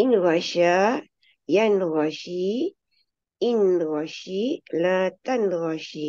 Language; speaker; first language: Arabic; non-native, learner; Indonesian